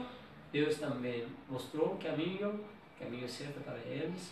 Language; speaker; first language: Portuguese; non-native, learner; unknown